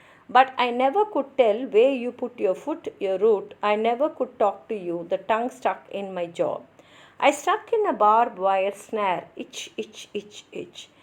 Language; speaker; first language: English; non-native, local second language; Tamil